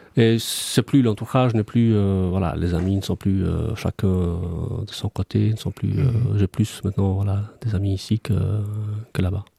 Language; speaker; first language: French; non-native, fluent; Albanian